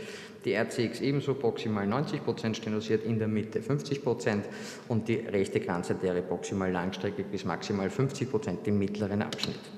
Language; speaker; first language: German; native; German